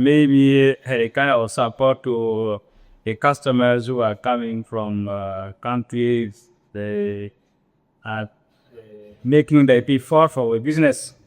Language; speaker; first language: English; non-native, learner; French